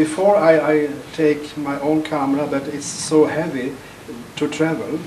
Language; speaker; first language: English; non-native, fluent; Swedish